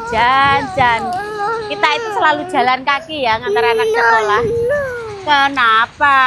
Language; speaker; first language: Indonesian; non-native, local second language; Javanese